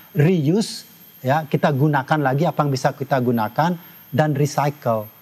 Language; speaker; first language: Indonesian; non-native, local second language; Balinese